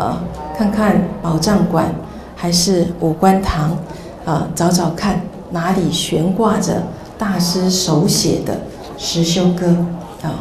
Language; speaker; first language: Chinese; native; Chinese